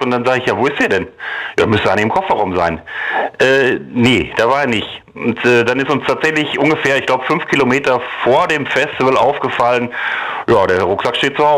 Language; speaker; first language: German; native; German